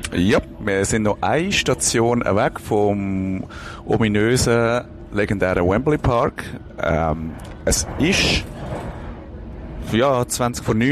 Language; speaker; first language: German; native; German